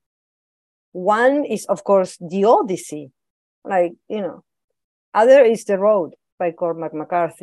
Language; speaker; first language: English; non-native, fluent; Spanish